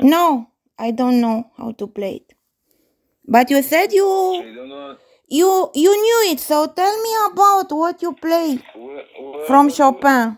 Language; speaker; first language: English; non-native, fluent; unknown